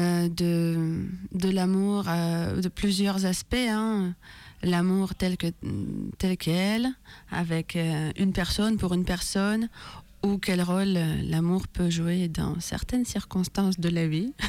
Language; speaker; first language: French; non-native, fluent; Russian